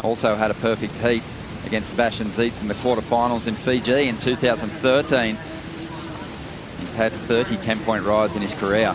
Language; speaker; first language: English; native; English